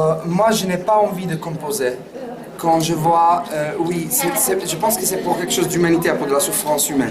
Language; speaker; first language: French; non-native, fluent; Italian